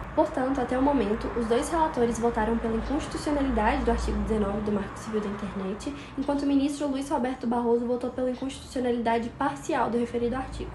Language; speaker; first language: Portuguese; native; Portuguese